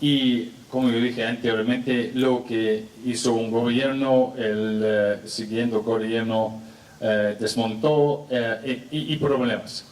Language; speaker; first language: Spanish; non-native, fluent; English